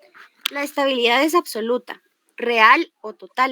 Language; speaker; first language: Spanish; native; Spanish